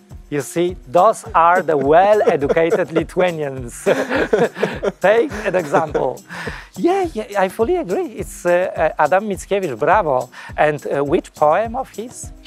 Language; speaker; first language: English; non-native, fluent; Polish